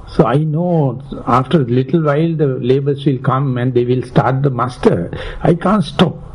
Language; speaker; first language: English; non-native, local second language; Sinhala